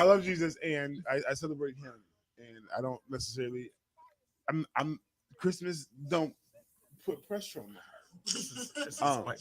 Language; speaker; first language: English; native; English